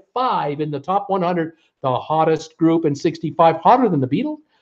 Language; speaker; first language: English; native; English